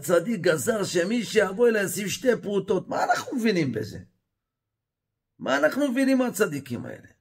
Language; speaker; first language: Hebrew; native; Hebrew